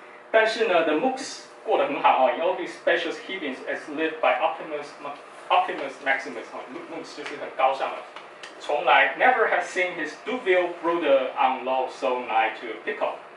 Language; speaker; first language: English; non-native, fluent; Chinese